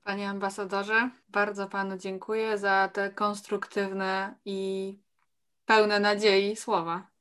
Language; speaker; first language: Polish; native; Polish